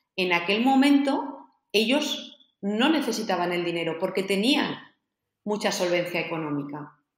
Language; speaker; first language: Spanish; native; Spanish